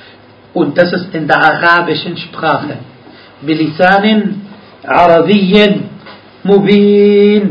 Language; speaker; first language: German; non-native, fluent; Arabic